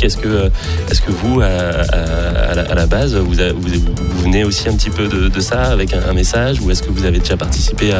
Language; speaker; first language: French; native; French